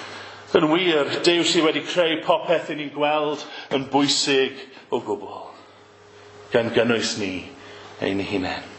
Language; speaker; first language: Welsh; native; Welsh